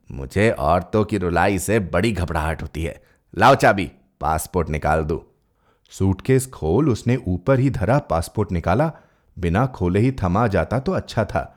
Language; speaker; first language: Hindi; native; Hindi